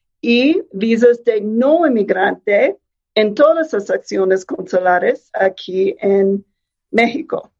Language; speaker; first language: Spanish; non-native, fluent; English